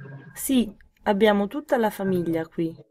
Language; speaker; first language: Italian; non-native, learner; Vietnamese